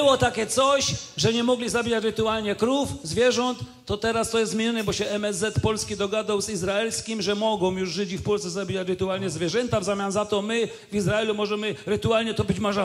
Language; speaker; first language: Polish; native; Polish